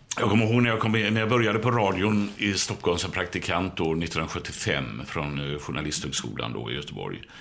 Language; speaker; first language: Swedish; native; Swedish